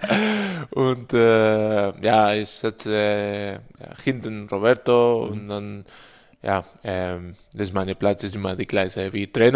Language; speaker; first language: German; non-native, learner; Spanish